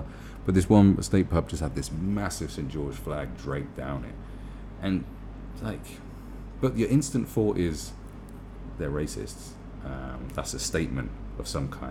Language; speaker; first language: English; native; English